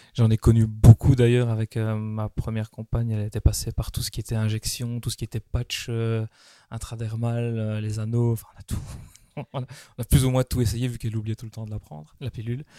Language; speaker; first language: French; native; French